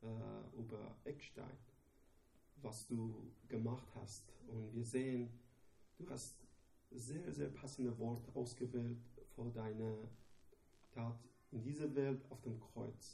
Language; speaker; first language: German; non-native, learner; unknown